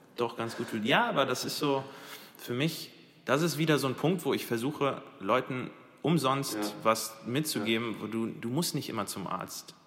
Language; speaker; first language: German; early bilingual, other home language; Arabic